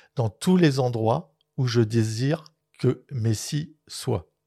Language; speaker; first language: French; native; French